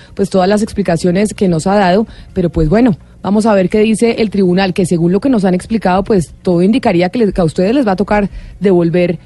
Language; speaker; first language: Spanish; native; Spanish